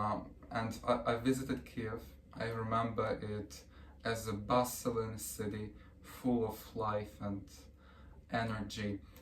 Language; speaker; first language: English; early bilingual, other home language; Russian